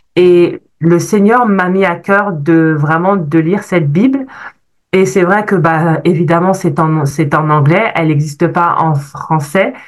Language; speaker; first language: French; native; French